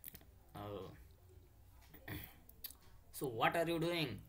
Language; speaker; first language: English; non-native, learner; Hindi